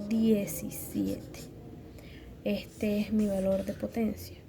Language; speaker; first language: Spanish; native; Spanish